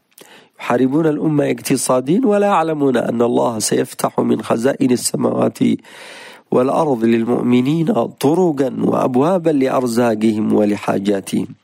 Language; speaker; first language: Arabic; native; Arabic